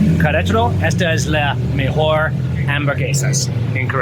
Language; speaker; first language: Spanish; non-native, learner; English